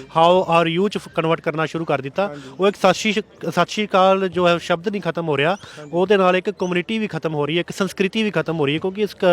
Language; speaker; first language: Punjabi; non-native, local second language; Haryanvi